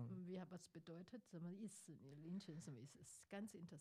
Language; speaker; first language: German; non-native, fluent; Chinese